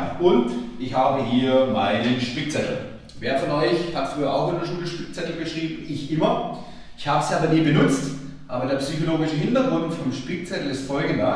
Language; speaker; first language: German; native; German